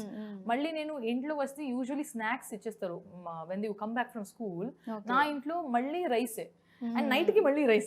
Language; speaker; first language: Telugu; non-native, local second language; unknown